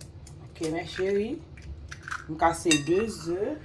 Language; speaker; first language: French; non-native, local second language; Haitian Creole